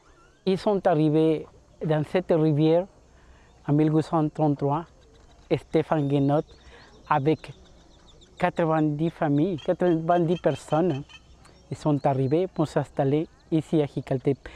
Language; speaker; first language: French; non-native, fluent; Spanish